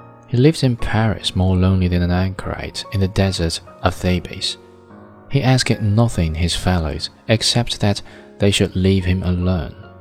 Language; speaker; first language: English; non-native, fluent; Chinese